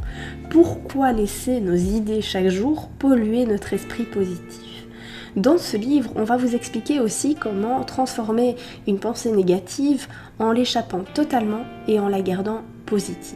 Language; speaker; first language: French; native; French